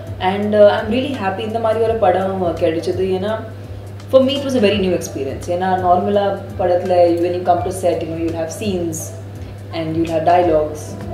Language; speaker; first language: English; non-native, local second language; Sindhi